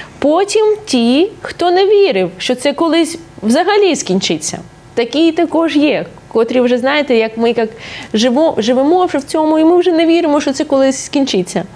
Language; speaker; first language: Ukrainian; non-native, local second language; Russian